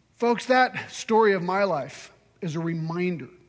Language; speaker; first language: English; early bilingual, other home language; French